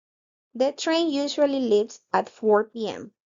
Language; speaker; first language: English; non-native, fluent; Spanish